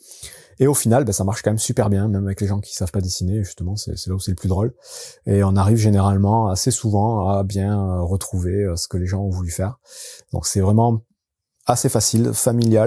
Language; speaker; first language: French; native; French